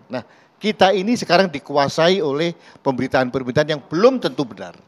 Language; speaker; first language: Indonesian; native; Indonesian